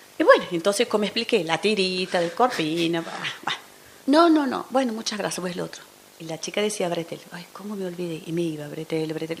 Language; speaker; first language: Spanish; non-native, fluent; Portuguese